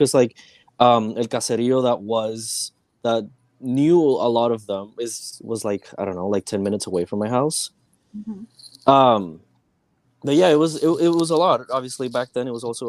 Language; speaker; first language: English; non-native, fluent; Spanish